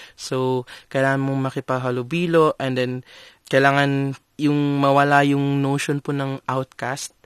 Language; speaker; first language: Filipino; non-native, local second language; Cebuano